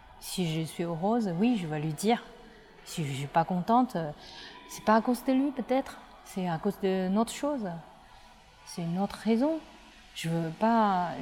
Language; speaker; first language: French; non-native, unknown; Chinese